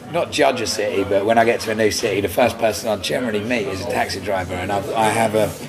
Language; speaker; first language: English; native; English